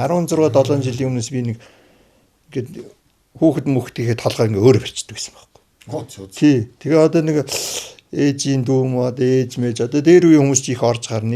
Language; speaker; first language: Mongolian; native; Mongolian